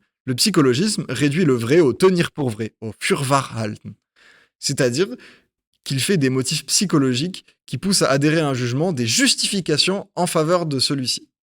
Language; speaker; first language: French; native; French